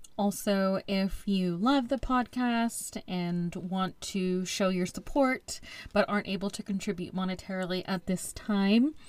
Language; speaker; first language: English; early bilingual, other home language; Spanish